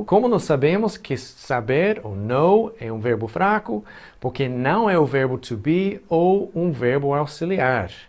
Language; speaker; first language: Portuguese; non-native, fluent; English